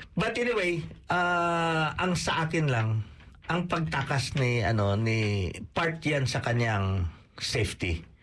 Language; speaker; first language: Filipino; non-native, local second language; Cebuano